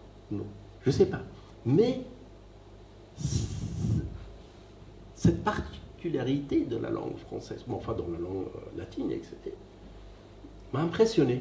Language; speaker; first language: French; non-native, fluent; Persian